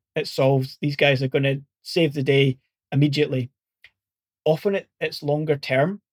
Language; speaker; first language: English; native; English